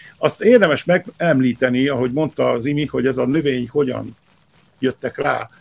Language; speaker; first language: Hungarian; early bilingual, heritage; Hungarian